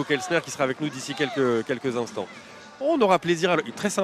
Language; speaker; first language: French; native; French